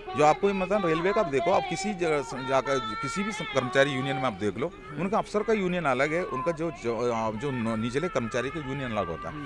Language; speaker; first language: Hindi; non-native, local second language; Malayalam